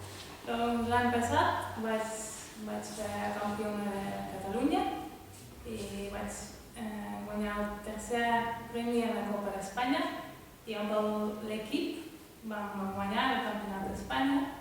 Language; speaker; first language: Catalan; non-native, fluent; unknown